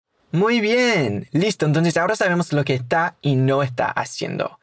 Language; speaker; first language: Spanish; native; Spanish